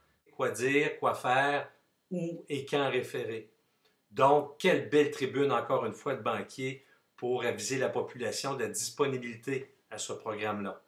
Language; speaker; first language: French; native; French